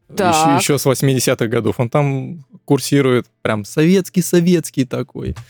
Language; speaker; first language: Russian; native; Russian